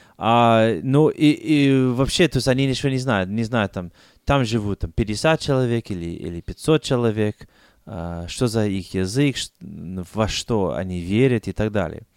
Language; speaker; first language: Russian; non-native, fluent; English